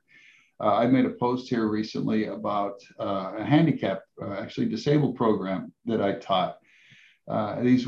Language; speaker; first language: English; native; English